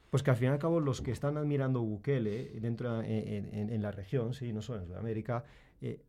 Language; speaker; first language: Spanish; native; Spanish